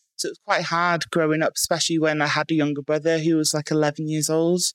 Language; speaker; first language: English; native; English